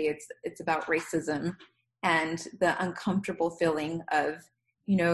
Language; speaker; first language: English; non-native, fluent; Spanish